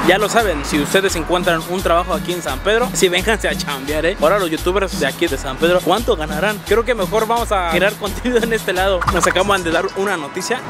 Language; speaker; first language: Spanish; native; Spanish